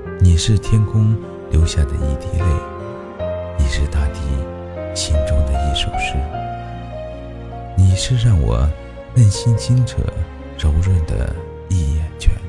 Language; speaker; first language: Chinese; native; Chinese